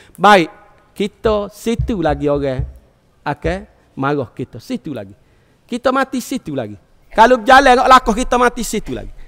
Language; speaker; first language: Malay; native; Malay